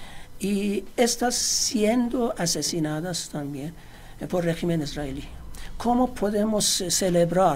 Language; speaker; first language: Spanish; non-native, fluent; Persian